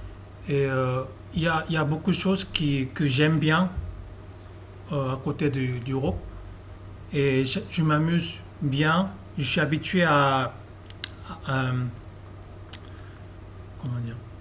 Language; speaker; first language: French; non-native, learner; Korean